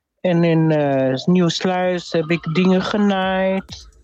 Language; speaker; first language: Dutch; non-native, fluent; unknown